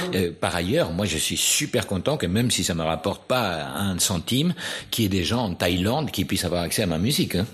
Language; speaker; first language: French; non-native, fluent; Spanish